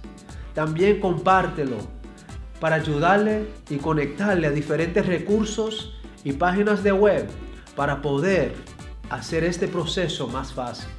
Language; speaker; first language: Spanish; early bilingual, heritage; Spanish